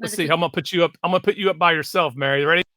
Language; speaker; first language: English; native; English